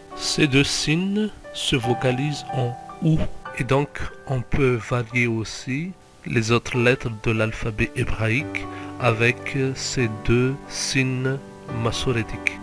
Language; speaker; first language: French; native; French